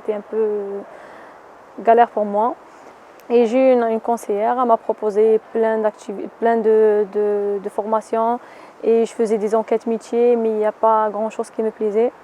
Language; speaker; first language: French; non-native, local second language; Arabic